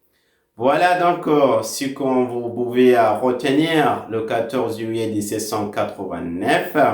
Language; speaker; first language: French; non-native, fluent; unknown